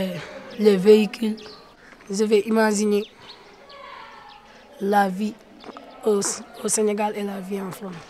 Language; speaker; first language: French; non-native, local second language; Fula